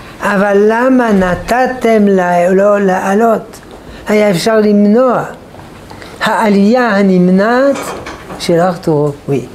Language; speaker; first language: Hebrew; non-native, fluent; French